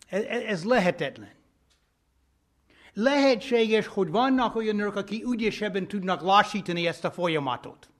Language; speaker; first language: Hungarian; non-native, fluent; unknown